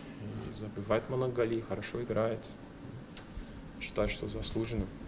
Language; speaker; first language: Russian; non-native, fluent; Portuguese